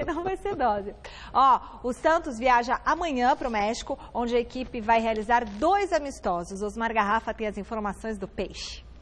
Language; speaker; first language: Portuguese; native; Portuguese